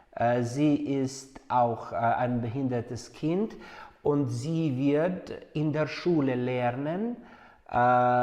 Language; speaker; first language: German; non-native, fluent; Ukrainian